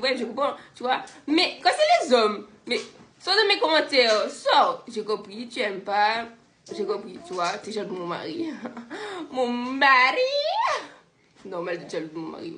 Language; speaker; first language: French; native; French